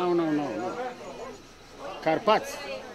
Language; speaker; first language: English; non-native, learner; Romanian